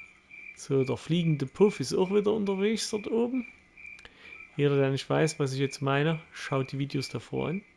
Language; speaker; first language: German; native; German